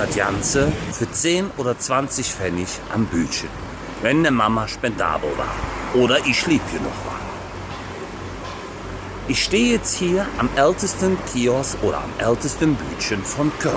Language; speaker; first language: German; native; German